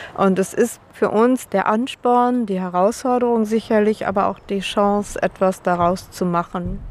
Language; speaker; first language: German; native; German